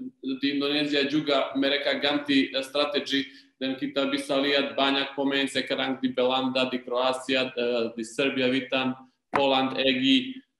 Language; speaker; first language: Indonesian; non-native, learner; Serbian